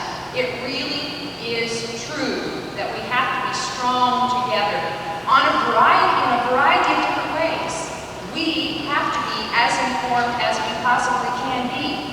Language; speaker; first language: English; native; English